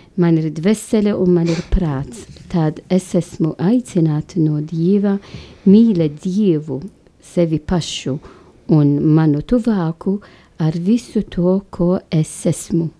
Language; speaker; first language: Latvian; non-native, fluent; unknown